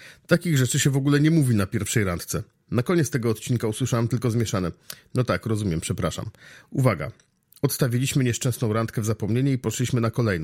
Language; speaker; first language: Polish; native; Polish